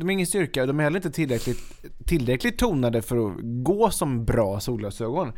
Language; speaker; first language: Swedish; native; Swedish